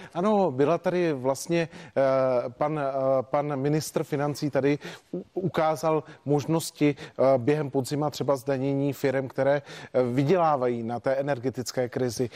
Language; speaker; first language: Czech; native; Czech